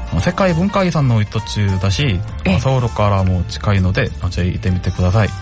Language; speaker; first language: Japanese; non-native, fluent; Korean